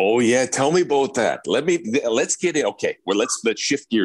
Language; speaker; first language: English; native; English